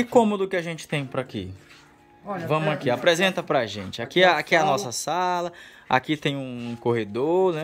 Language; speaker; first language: Portuguese; native; Portuguese